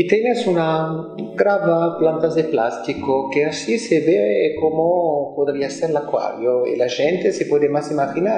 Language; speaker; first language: Spanish; non-native, fluent; French